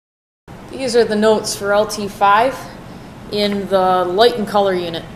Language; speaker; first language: English; native; English